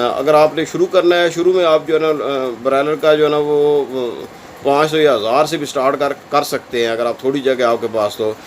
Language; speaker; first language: Urdu; non-native, local second language; Punjabi